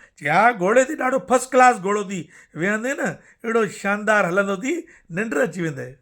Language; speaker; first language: Sindhi; native; Sindhi